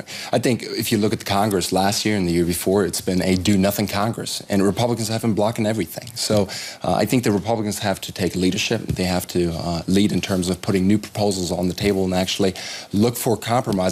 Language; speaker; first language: English; non-native, fluent; German